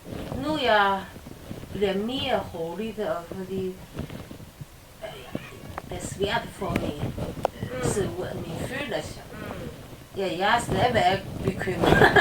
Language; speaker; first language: Danish; non-native, learner; Chinese